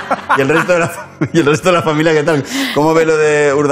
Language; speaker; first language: Spanish; native; Spanish